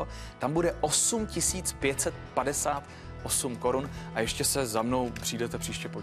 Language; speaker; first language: Czech; native; Czech